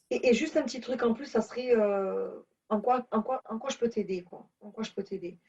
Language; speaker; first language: French; early bilingual, other home language; Portuguese